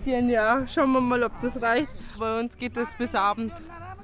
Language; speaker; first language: German; native; German